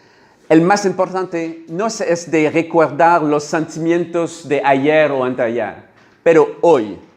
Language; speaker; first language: Spanish; non-native, learner; French